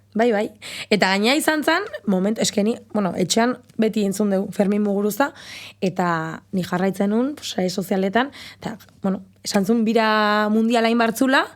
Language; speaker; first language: Basque; non-native, local second language; Spanish